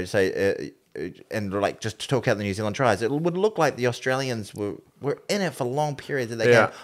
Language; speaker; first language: English; native; English